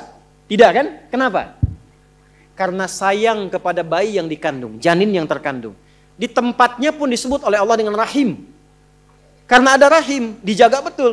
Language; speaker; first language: Indonesian; native; Indonesian